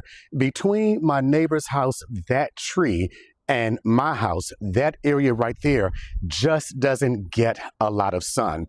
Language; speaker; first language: English; native; English